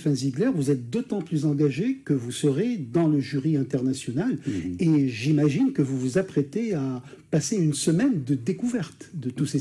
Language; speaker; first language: French; non-native, local second language; Arabic